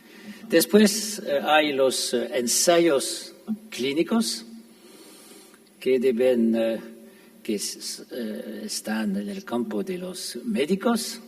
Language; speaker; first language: Spanish; non-native, fluent; French